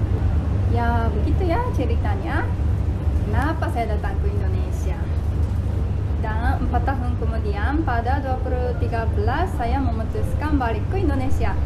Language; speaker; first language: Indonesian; non-native, fluent; Japanese